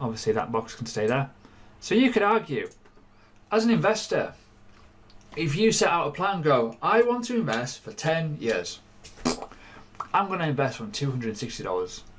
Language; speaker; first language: English; native; English